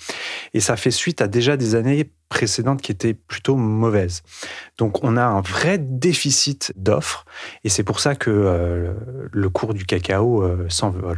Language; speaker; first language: French; native; French